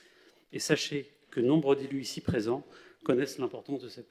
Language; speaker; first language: French; native; French